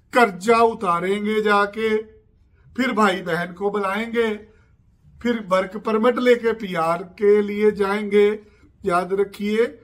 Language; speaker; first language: Hindi; non-native, local second language; Punjabi